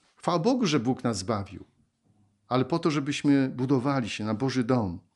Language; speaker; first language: Polish; native; Polish